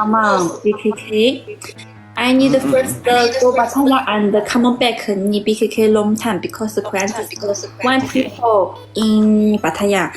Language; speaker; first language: English; non-native, learner; Thai